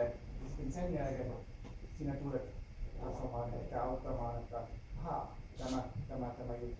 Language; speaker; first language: Finnish; non-native, learner; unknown